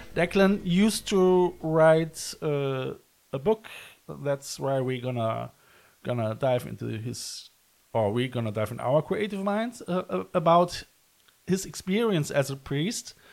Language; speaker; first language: English; non-native, fluent; German